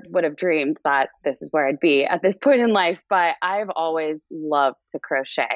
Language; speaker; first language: English; native; English